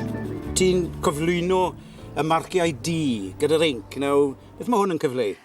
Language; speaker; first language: Welsh; native; Welsh